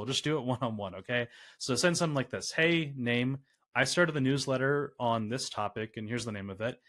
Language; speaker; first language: English; native; English